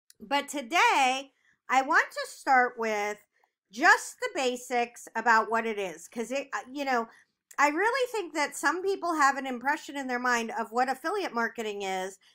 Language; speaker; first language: English; native; English